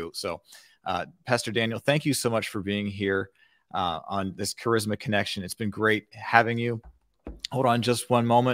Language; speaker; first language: English; native; English